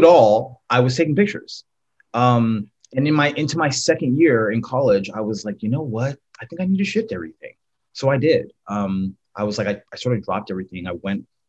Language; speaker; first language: English; native; English